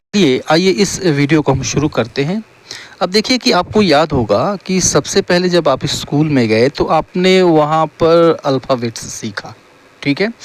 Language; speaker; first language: Hindi; native; Hindi